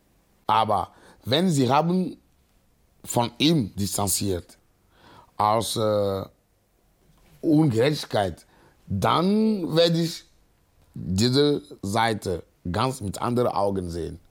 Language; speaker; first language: German; non-native, learner; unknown